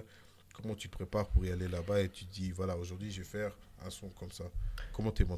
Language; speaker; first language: French; native; French